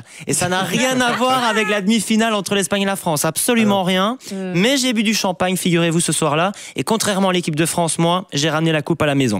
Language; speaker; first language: French; native; French